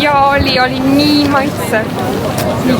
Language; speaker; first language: Estonian; non-native, learner; German